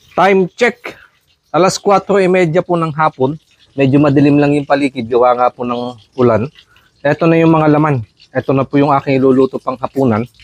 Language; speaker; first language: Filipino; non-native, local second language; Iloko